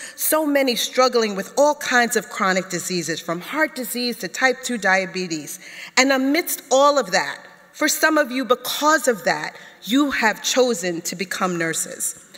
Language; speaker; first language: English; native; English